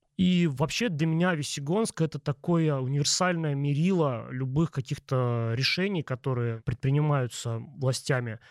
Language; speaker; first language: Russian; native; Russian